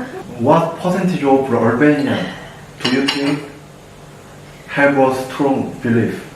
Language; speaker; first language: English; non-native, learner; Korean